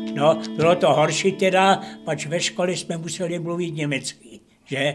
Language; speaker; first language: Czech; early bilingual, heritage; Czech